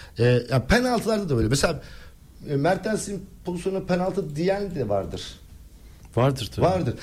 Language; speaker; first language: Turkish; native; Turkish